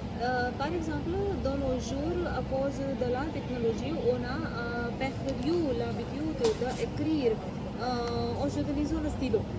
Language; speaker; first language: French; non-native, learner; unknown